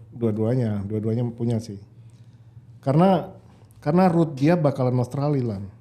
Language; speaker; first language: Indonesian; native; Indonesian